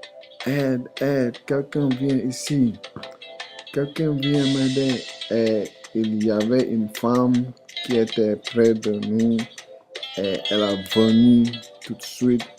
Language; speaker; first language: French; non-native, learner; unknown